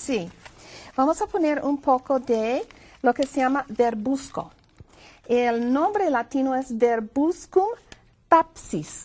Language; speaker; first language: Spanish; non-native, fluent; English